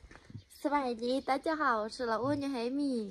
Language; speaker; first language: Chinese; non-native, fluent; Lao